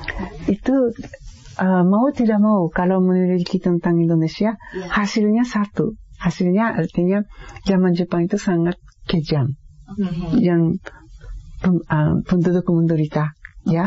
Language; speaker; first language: Indonesian; non-native, fluent; Japanese